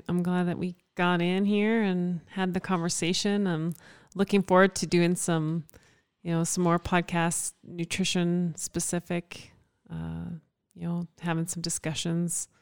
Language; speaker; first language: English; native; English